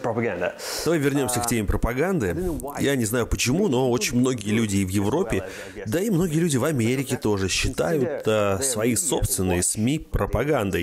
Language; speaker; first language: Russian; native; Russian